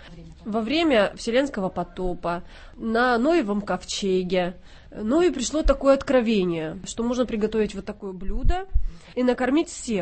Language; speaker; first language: Russian; native; Russian